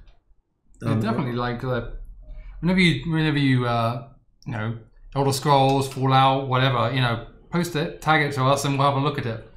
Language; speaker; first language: English; native; English